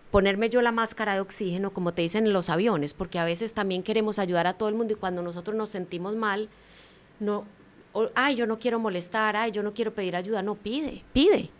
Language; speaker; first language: Spanish; native; Spanish